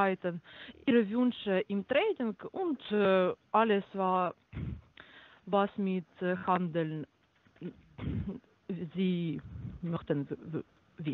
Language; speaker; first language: German; non-native, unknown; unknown